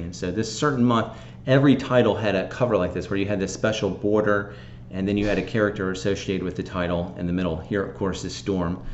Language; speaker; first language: English; native; English